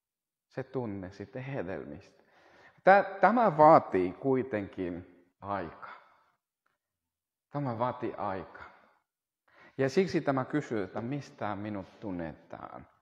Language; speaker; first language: Finnish; non-native, fluent; Spanish